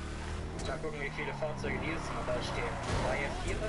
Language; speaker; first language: German; native; German